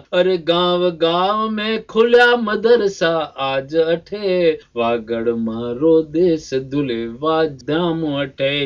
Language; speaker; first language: Hindi; non-native, local second language; Rajasthani